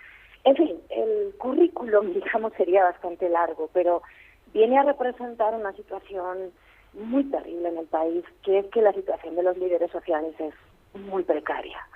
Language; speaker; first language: Spanish; native; Spanish